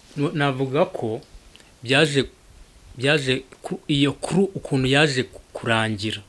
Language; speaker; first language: Kinyarwanda; early bilingual, heritage; Kinyarwanda